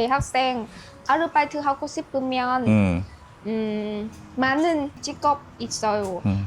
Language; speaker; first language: Korean; non-native, learner; Vietnamese